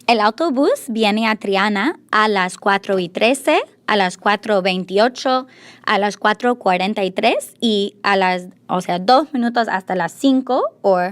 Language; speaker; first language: Spanish; non-native, fluent; English